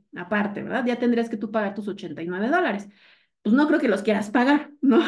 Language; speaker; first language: Spanish; native; Spanish